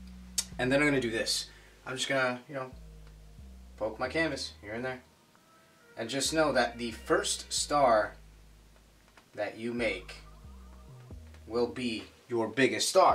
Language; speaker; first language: English; native; English